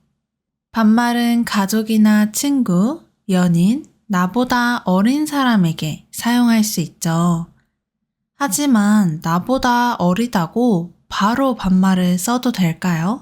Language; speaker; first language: Korean; native; Korean